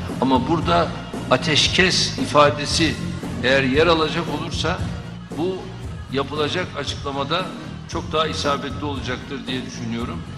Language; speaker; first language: Turkish; native; Turkish